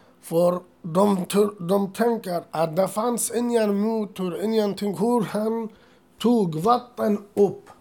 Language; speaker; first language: Swedish; non-native, learner; Assyrian Neo-Aramaic